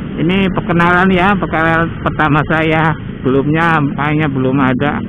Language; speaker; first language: Indonesian; non-native, local second language; Javanese